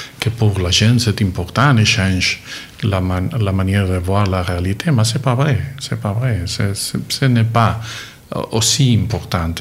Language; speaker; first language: French; non-native, learner; Catalan